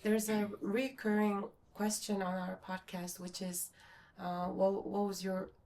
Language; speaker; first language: English; non-native, fluent; Mongolian